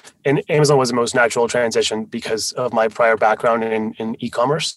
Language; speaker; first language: English; non-native, fluent; Spanish